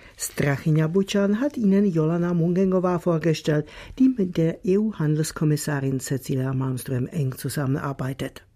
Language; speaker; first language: German; non-native, fluent; Czech